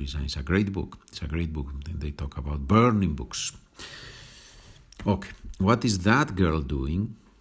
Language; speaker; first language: English; non-native, fluent; Spanish